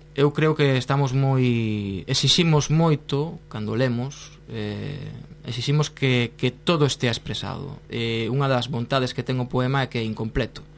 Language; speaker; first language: Galician; non-native, local second language; Spanish